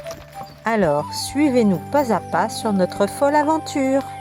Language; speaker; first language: French; native; French